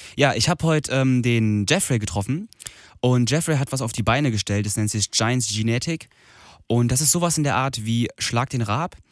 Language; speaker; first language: German; native; German